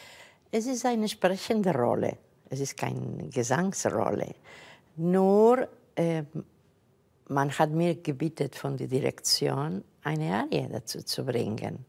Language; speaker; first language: German; non-native, fluent; Catalan